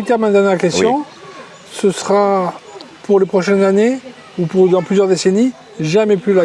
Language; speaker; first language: French; native; French